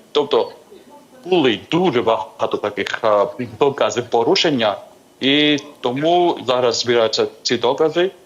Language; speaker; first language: Ukrainian; non-native, fluent; Georgian